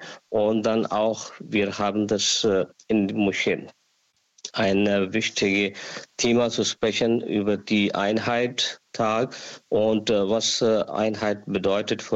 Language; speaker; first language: German; non-native, learner; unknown